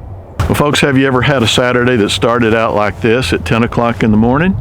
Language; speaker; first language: English; native; English